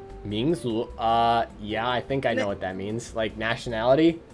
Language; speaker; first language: English; native; English